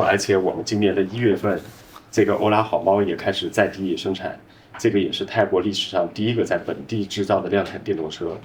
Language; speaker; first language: Chinese; native; Chinese